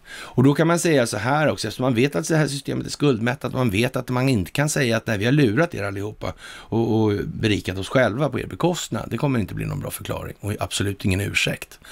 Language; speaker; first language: Swedish; native; Swedish